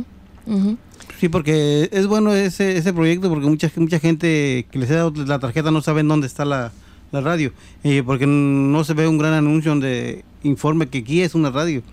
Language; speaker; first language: Spanish; native; Spanish